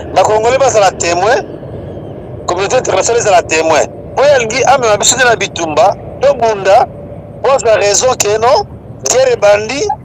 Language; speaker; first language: Lingala; non-native, local second language; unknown